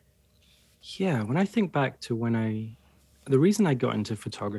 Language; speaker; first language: English; native; English